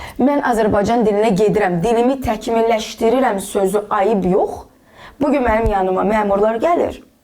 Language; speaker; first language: Azerbaijani; non-native, local second language; Russian